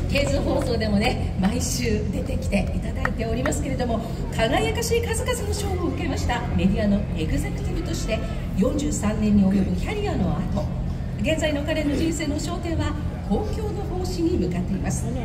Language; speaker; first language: Japanese; native; Japanese